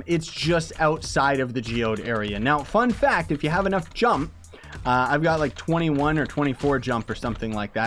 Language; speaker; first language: English; native; English